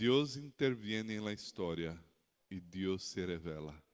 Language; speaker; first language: Spanish; non-native, learner; Portuguese